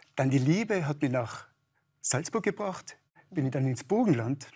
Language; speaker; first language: German; native; German